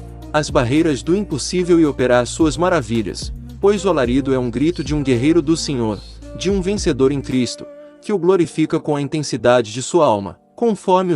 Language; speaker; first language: Portuguese; native; Portuguese